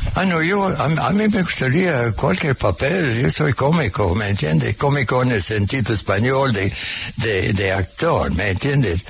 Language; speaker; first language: Spanish; non-native, fluent; English